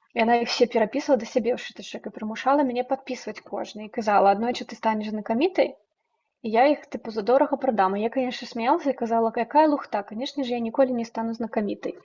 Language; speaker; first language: Belarusian; non-native, local second language; Russian